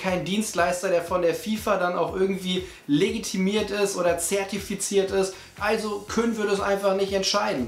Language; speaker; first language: German; native; German